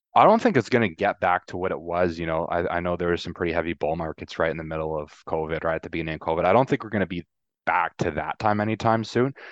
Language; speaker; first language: English; native; English